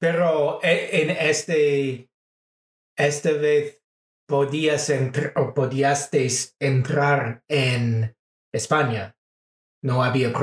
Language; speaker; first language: Spanish; non-native, fluent; English